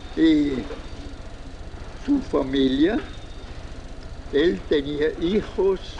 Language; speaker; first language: Spanish; non-native, fluent; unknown